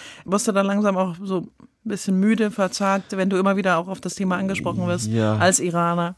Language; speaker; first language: German; native; German